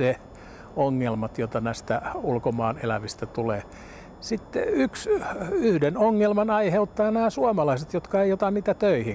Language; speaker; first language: Finnish; native; Finnish